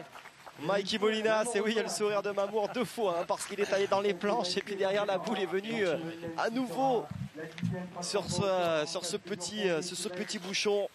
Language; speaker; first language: French; native; French